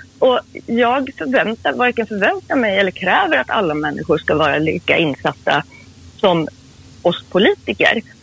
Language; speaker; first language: Swedish; early bilingual, other home language; Persian